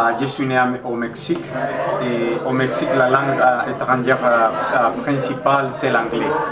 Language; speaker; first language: French; non-native, fluent; Spanish